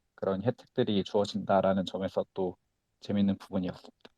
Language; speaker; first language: Korean; native; Korean